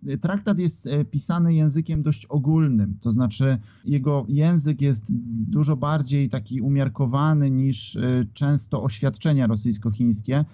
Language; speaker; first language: Polish; native; Polish